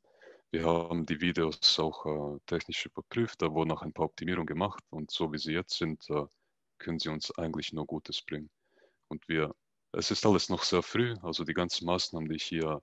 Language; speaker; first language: German; native; German